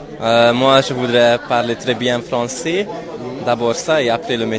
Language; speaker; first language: French; non-native, learner; Hungarian